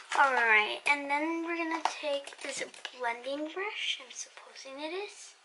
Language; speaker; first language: English; early bilingual, other home language; Spanish